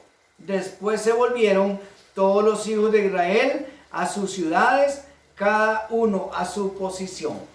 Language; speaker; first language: Spanish; native; Spanish